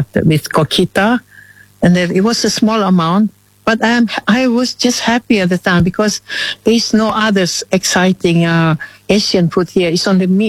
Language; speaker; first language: English; non-native, fluent; Indonesian